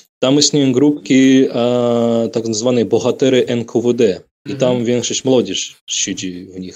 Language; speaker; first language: Polish; non-native, fluent; Russian